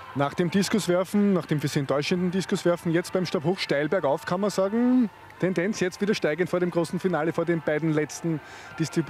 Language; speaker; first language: German; native; German